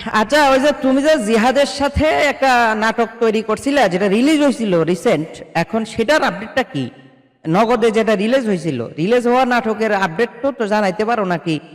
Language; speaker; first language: Bangla; native; Bangla